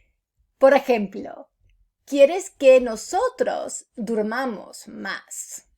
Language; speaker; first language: Spanish; non-native, fluent; English